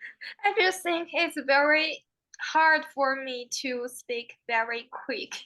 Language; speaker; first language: English; non-native, learner; Chinese